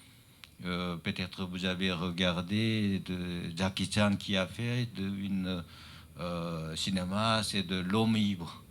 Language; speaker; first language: French; non-native, learner; Chinese